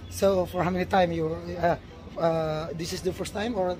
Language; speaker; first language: English; non-native, learner; Indonesian